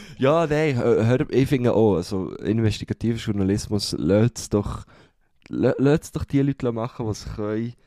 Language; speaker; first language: German; native; German